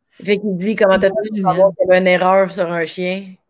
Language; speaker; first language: French; native; French